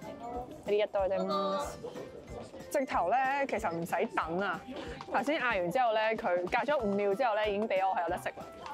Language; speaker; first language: Cantonese; native; Cantonese